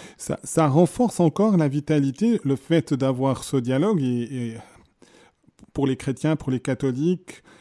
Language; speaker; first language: French; native; French